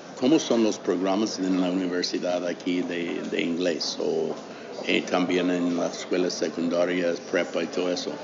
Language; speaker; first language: Spanish; non-native, fluent; English